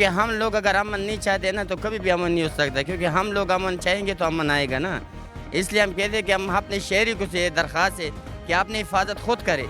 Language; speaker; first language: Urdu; non-native, local second language; Pashto